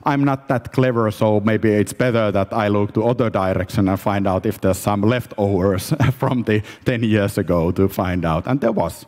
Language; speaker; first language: English; non-native, fluent; Finnish